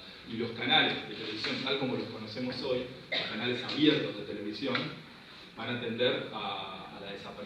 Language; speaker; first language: Spanish; native; Spanish